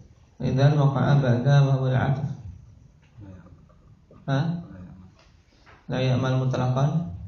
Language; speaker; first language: Arabic; non-native, fluent; Indonesian